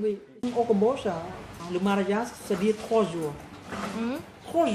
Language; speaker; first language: French; non-native, fluent; Khmer